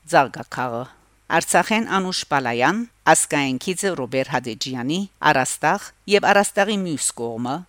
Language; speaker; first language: Armenian; early bilingual, heritage; Armenian